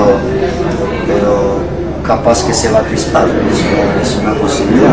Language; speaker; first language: Spanish; early bilingual, heritage; Spanish